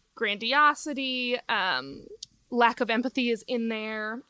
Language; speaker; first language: English; native; English